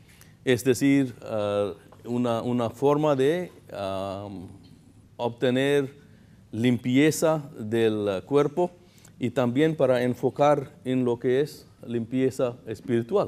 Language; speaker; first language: Spanish; non-native, fluent; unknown